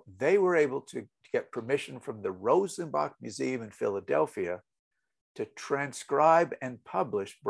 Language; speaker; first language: English; native; English